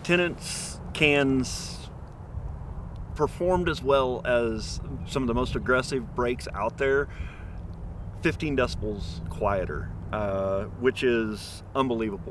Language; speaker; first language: English; native; English